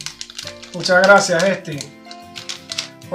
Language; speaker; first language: Spanish; native; Spanish